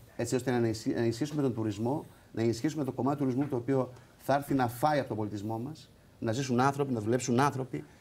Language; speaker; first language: Greek; native; Greek